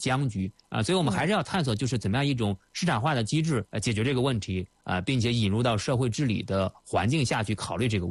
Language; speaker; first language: Chinese; native; Chinese